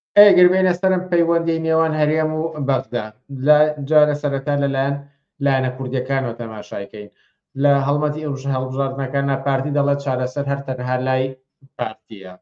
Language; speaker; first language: Central Kurdish; native; Central Kurdish